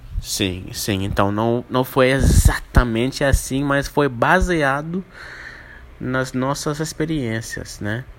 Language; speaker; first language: Portuguese; non-native, fluent; English